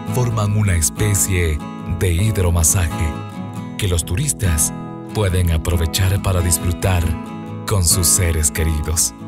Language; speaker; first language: Spanish; native; Spanish